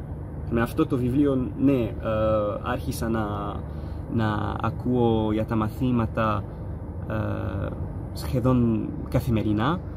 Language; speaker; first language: Greek; non-native, fluent; Arabic